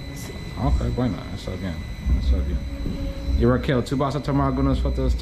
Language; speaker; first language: Spanish; non-native, learner; English